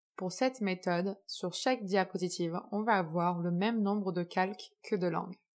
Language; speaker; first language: French; native; French